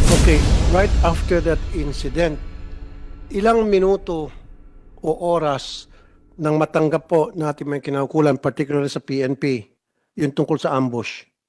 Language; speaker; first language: Filipino; native; Filipino